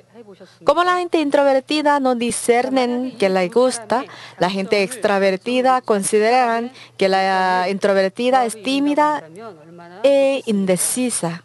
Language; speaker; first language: Spanish; non-native, learner; Korean